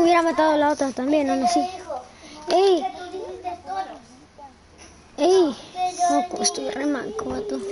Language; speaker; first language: Spanish; native; Spanish